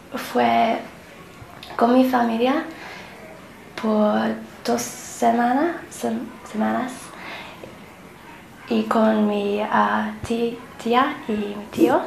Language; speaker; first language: Spanish; non-native, learner; English